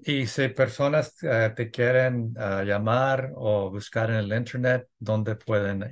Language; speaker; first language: Spanish; early bilingual, heritage; English